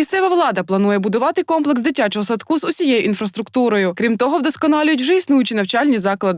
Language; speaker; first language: Ukrainian; native; Ukrainian